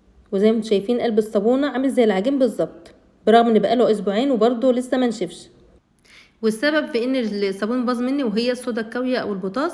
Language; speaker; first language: Arabic; native; Arabic